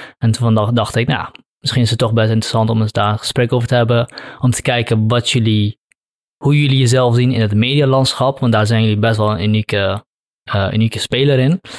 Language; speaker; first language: Dutch; early bilingual, other home language; Kurdish